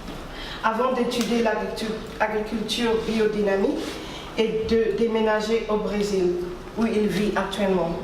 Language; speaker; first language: French; non-native, fluent; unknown